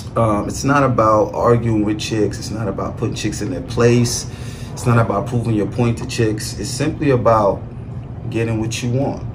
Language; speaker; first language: English; native; English